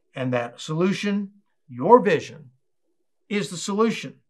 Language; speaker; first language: English; native; English